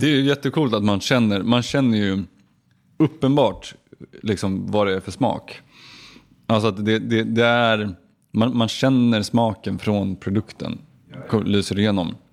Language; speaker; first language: Swedish; native; Swedish